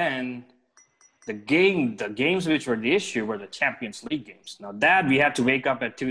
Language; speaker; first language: English; non-native, local second language; Telugu